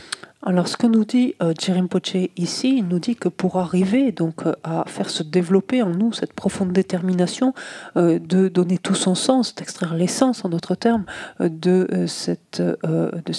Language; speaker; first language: French; native; French